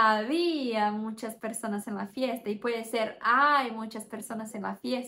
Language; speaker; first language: Spanish; non-native, fluent; Portuguese